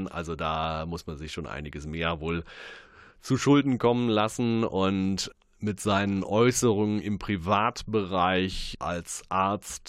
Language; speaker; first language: German; native; German